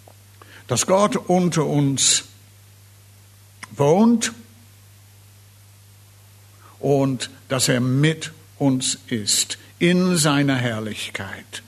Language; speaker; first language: German; non-native, fluent; English